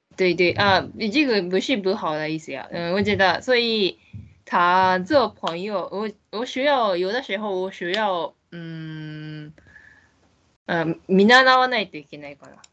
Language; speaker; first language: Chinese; non-native, learner; Japanese